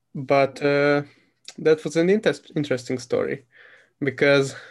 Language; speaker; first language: English; non-native, fluent; Hungarian